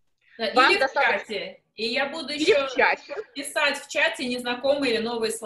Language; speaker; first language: Russian; native; Russian